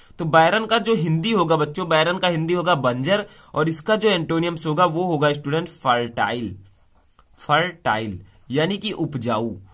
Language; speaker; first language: Hindi; native; Hindi